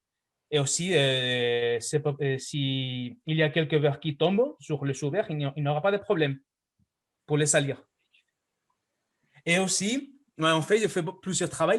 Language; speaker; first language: French; non-native, fluent; Spanish